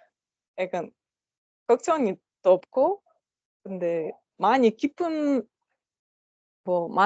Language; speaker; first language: Korean; non-native, learner; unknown